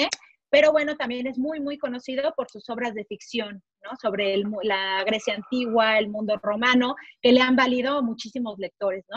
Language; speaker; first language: Spanish; native; Spanish